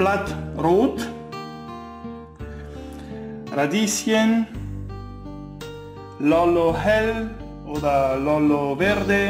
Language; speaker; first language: German; non-native, fluent; Italian